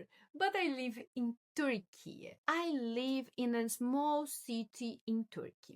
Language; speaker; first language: English; non-native, learner; Portuguese